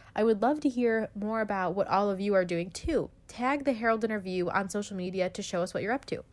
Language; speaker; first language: English; native; English